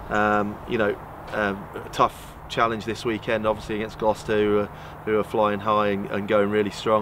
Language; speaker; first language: English; native; English